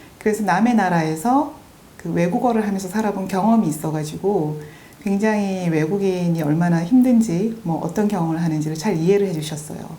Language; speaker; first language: Korean; native; Korean